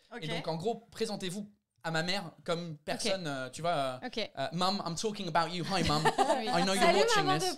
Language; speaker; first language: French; non-native, fluent; English